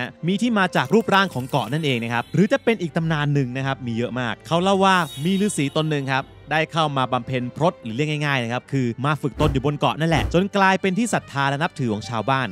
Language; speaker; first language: Thai; native; Thai